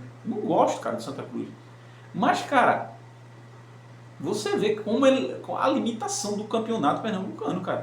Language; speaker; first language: Portuguese; native; Portuguese